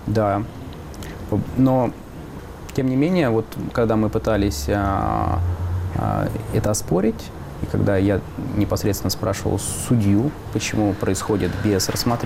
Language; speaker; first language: Russian; native; Russian